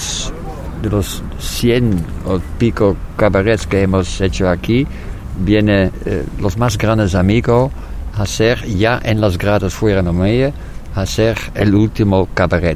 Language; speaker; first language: Spanish; non-native, fluent; Dutch